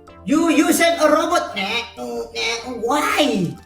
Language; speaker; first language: English; non-native, learner; Indonesian